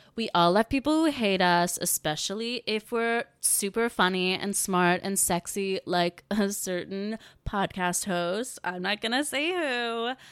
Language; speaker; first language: English; native; English